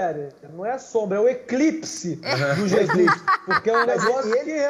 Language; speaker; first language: Portuguese; native; Portuguese